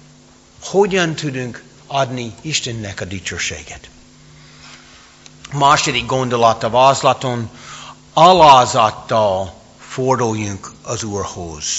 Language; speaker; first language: Hungarian; non-native, fluent; English